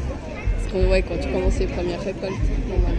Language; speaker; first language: French; native; French